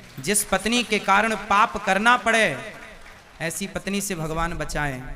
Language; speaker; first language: Hindi; native; Hindi